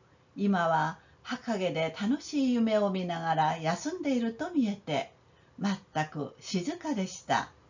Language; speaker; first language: Japanese; non-native, fluent; Korean